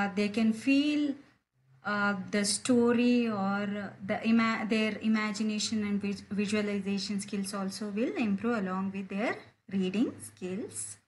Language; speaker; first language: English; non-native, local second language; Kannada